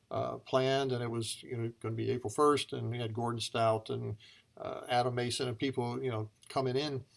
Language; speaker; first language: English; native; English